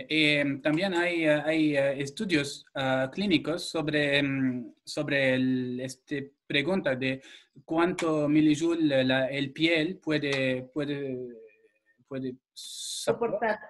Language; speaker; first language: Spanish; non-native, fluent; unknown